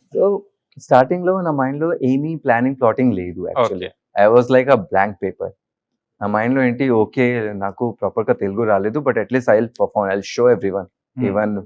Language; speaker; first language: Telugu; non-native, learner; Hindi